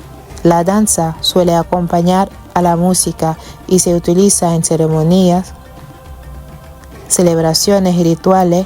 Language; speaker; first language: Spanish; non-native, fluent; Wolof